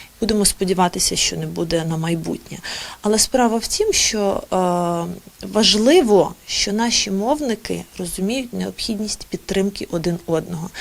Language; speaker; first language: Ukrainian; native; Ukrainian